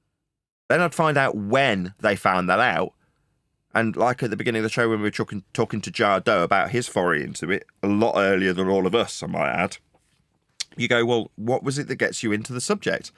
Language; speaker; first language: English; native; English